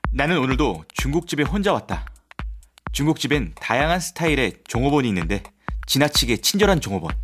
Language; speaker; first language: Korean; native; Korean